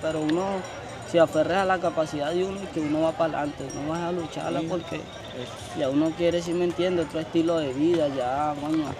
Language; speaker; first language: Spanish; native; Spanish